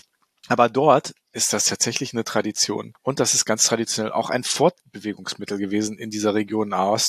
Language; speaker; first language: German; native; German